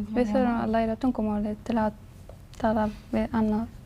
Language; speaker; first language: Icelandic; non-native, learner; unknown